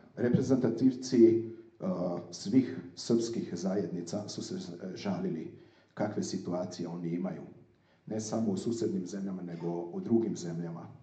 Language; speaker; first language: Serbian; non-native, fluent; Hungarian